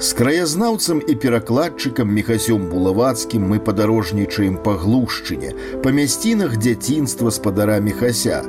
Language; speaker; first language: Belarusian; native; Belarusian